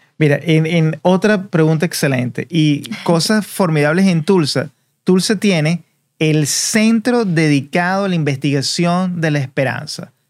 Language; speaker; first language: Spanish; native; Spanish